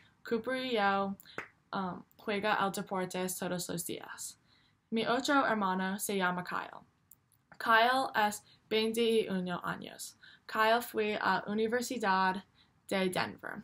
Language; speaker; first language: Spanish; non-native, learner; English